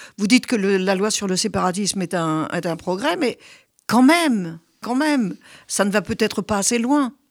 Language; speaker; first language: French; native; French